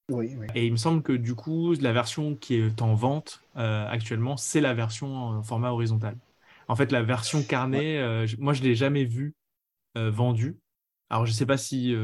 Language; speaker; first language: French; native; French